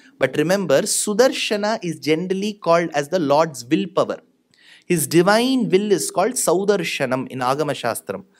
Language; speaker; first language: English; non-native, local second language; Tamil